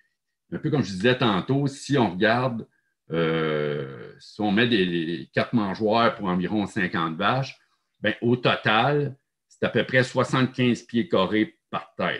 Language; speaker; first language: French; native; French